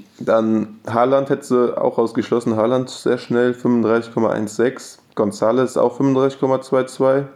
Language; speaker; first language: German; native; German